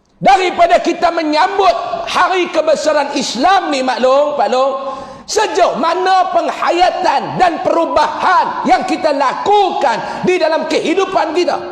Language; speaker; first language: Malay; native; Malay